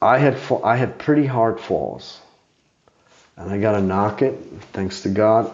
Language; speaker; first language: English; non-native, fluent; Czech